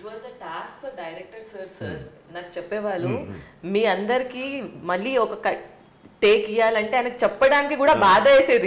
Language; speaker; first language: Telugu; non-native, local second language; Hindi